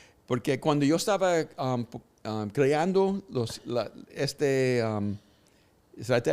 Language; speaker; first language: Spanish; early bilingual, heritage; Spanish